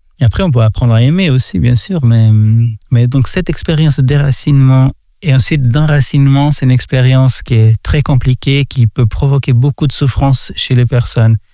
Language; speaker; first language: French; non-native, fluent; Portuguese